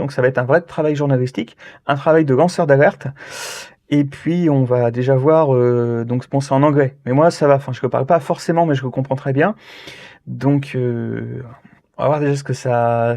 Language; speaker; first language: French; native; French